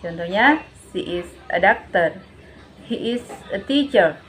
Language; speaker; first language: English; non-native, learner; Indonesian